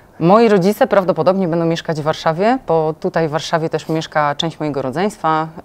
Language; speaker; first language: Polish; native; Polish